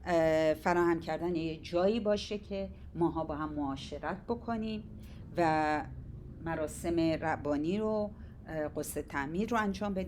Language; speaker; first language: Persian; native; Persian